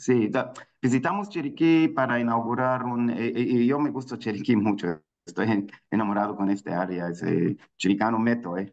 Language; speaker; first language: Spanish; non-native, fluent; Hebrew